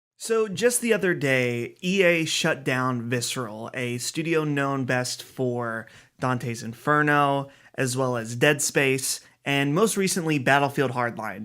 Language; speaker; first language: English; native; English